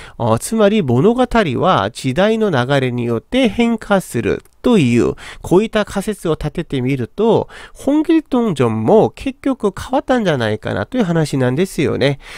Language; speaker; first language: Japanese; non-native, fluent; Korean